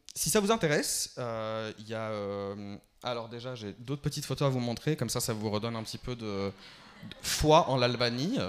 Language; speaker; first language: French; early bilingual, other home language; Albanian